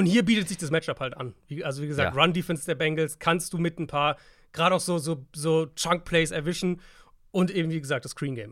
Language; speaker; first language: German; native; German